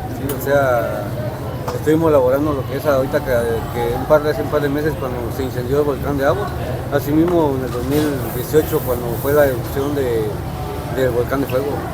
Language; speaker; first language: Spanish; native; Spanish